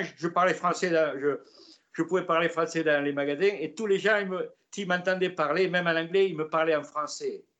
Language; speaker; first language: French; native; French